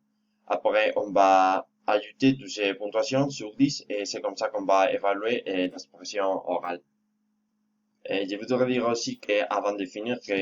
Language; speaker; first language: French; non-native, fluent; Spanish